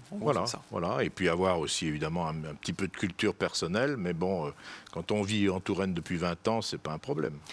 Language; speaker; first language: French; native; French